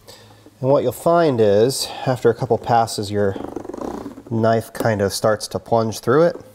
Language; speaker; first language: English; native; English